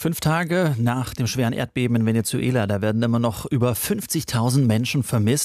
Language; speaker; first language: German; native; German